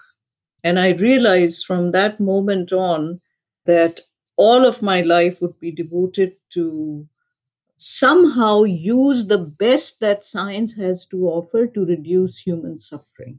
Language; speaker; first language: English; non-native, local second language; Urdu